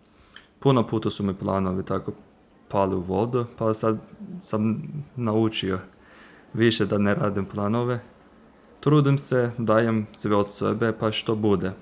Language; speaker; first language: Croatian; non-native, fluent; Turkish